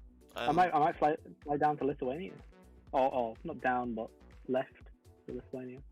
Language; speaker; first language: English; native; English